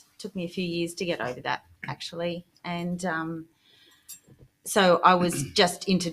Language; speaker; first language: English; native; English